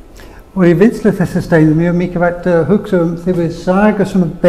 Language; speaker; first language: Icelandic; non-native, fluent; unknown